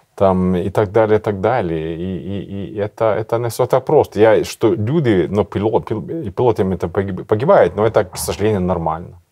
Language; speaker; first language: Russian; non-native, learner; Swedish